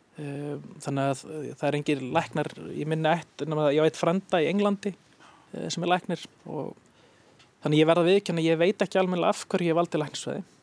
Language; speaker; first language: Icelandic; native; Icelandic